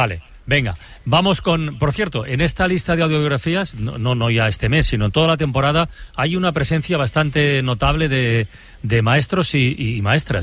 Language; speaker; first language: Spanish; native; Spanish